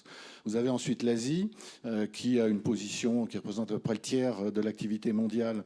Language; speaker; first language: French; native; French